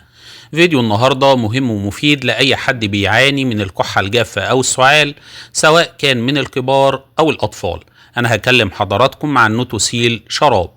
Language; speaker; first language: Arabic; native; Arabic